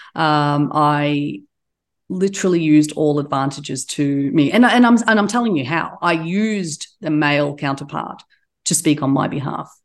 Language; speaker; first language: English; native; English